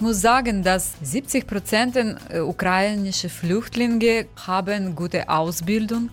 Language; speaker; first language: German; non-native, learner; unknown